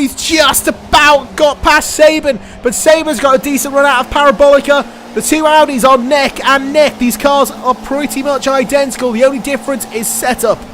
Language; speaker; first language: English; native; English